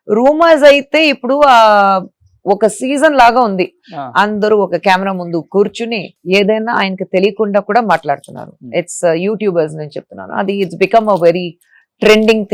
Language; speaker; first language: Telugu; non-native, fluent; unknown